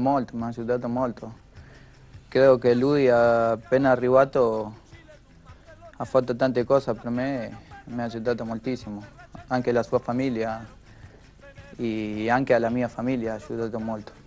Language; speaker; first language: Italian; non-native, fluent; Spanish